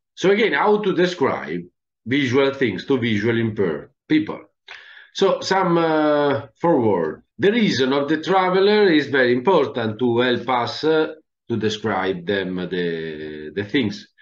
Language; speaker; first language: English; non-native, fluent; Italian